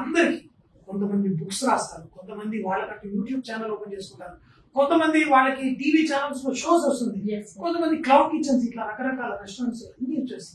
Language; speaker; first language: Telugu; native; Telugu